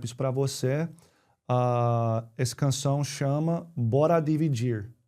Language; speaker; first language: Portuguese; non-native, learner; English